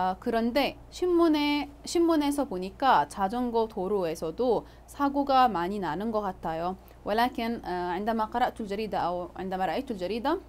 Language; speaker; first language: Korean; non-native, fluent; Arabic